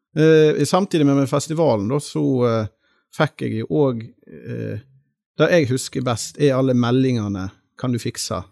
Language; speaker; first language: Norwegian; native; Norwegian